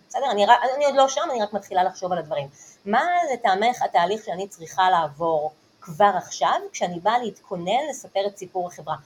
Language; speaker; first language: Hebrew; native; Hebrew